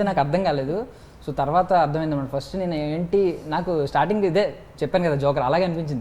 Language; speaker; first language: Telugu; native; Telugu